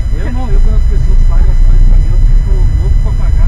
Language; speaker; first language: Portuguese; native; Portuguese